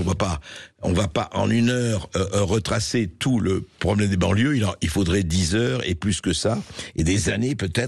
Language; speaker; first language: French; native; French